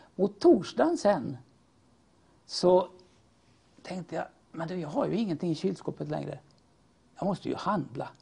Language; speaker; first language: Swedish; native; Swedish